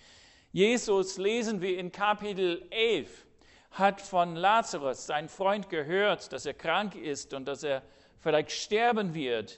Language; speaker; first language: German; non-native, fluent; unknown